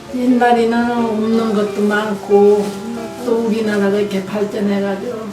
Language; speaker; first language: Korean; native; Korean